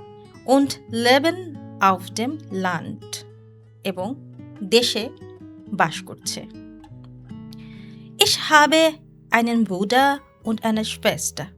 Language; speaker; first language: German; non-native, learner; Bangla